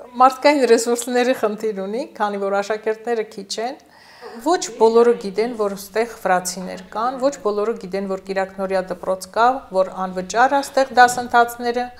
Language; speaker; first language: Armenian; non-native, local second language; Georgian